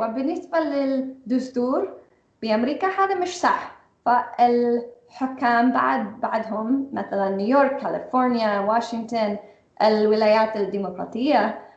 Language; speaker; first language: Arabic; non-native, fluent; English